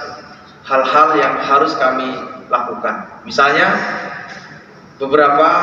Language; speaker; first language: Indonesian; native; Indonesian